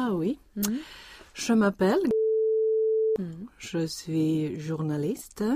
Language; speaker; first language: French; non-native, learner; Swedish